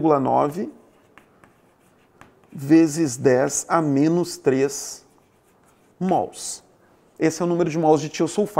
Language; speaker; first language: Portuguese; native; Portuguese